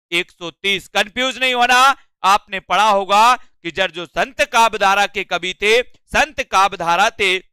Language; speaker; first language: Hindi; native; Hindi